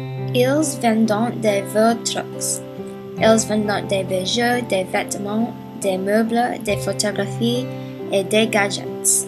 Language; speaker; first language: French; non-native, learner; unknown